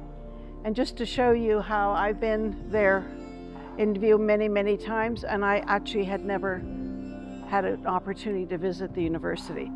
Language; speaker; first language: English; early bilingual, other home language; Ukrainian